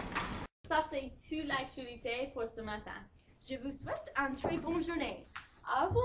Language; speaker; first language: French; non-native, learner; English